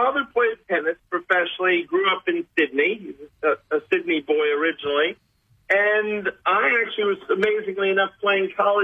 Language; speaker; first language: English; native; English